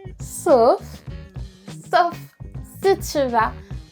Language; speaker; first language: French; native; French